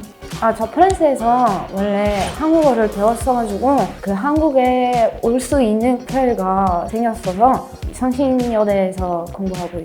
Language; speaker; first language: Korean; non-native, learner; French